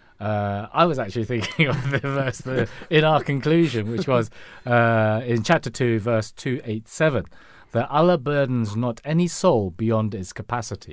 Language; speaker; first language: English; non-native, local second language; Cantonese